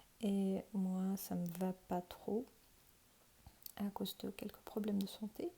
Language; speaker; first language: French; non-native, fluent; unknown